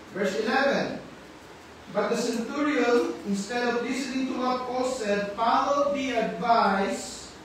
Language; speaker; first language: English; non-native, local second language; Filipino